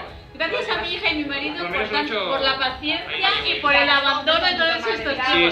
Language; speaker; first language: Spanish; native; Spanish